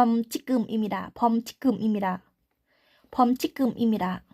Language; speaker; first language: Korean; non-native, learner; Thai